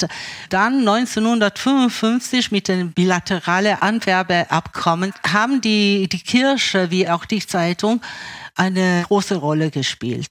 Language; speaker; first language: German; early bilingual, other home language; Italian